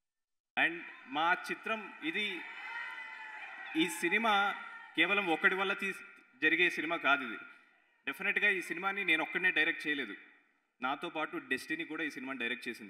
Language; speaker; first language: Telugu; native; Telugu